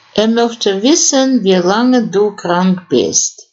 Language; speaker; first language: German; non-native, fluent; Russian